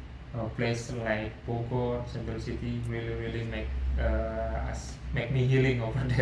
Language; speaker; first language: English; non-native, learner; Indonesian